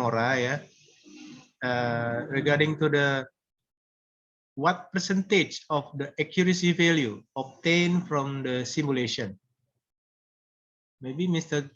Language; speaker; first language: English; non-native, fluent; Indonesian